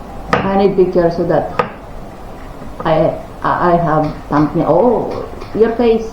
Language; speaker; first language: English; non-native, local second language; Filipino